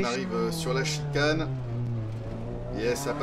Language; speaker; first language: French; native; French